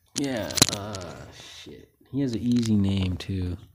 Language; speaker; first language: English; early bilingual, other home language; Filipino